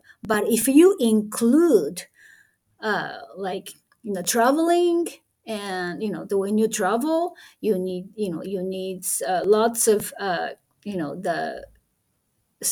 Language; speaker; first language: English; non-native, fluent; Japanese